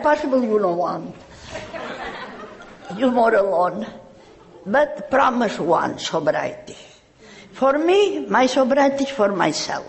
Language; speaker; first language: English; non-native, learner; Catalan